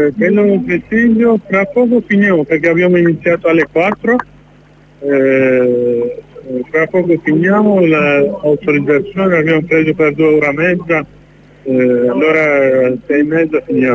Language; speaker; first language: Italian; non-native, learner; Kurdish